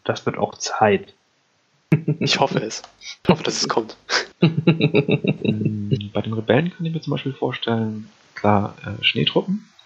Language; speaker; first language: German; native; German